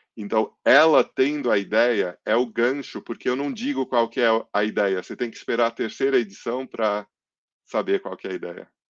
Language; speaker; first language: Portuguese; early bilingual, other home language; English